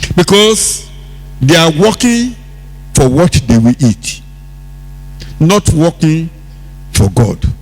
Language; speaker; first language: English; non-native, local second language; Yoruba